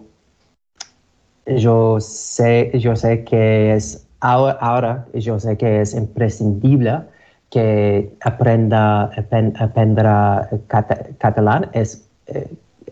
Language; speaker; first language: Catalan; non-native, learner; English